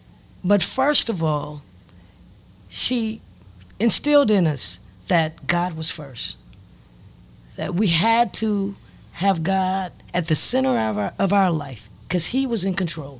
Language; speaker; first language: English; native; English